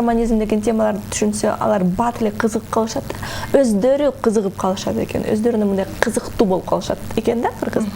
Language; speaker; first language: Kyrgyz; non-native, local second language; Russian